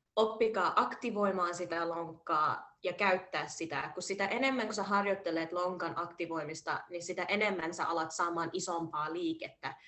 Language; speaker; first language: Finnish; early bilingual, heritage; Finnish